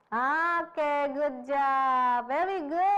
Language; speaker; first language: English; non-native, fluent; Indonesian